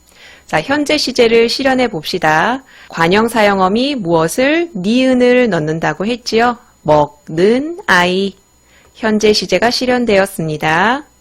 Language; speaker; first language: Korean; native; Korean